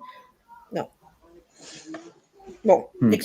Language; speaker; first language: French; non-native, learner; Dutch